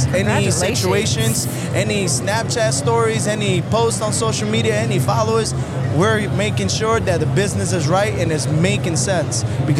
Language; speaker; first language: English; early bilingual, other home language; Spanish